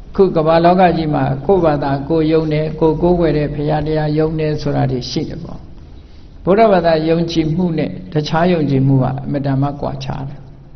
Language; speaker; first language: Burmese; native; Burmese